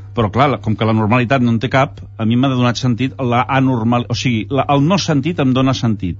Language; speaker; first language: Catalan; early bilingual, heritage; Catalan